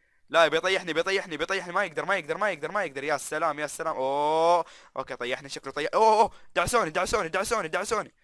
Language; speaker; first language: Arabic; native; Arabic